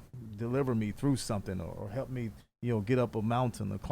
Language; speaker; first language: English; native; English